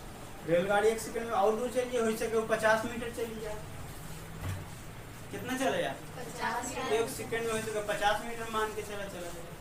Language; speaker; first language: Hindi; native; Hindi